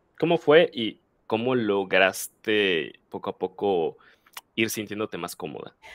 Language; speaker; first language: Spanish; native; Spanish